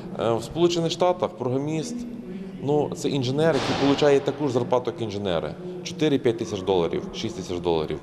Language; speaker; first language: Ukrainian; native; Ukrainian